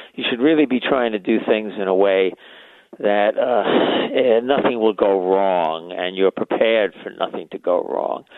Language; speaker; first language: English; native; English